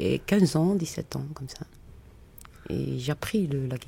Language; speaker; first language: French; non-native, learner; Arabic